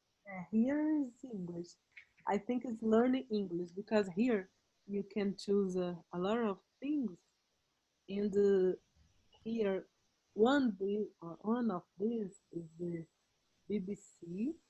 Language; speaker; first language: English; non-native, learner; Portuguese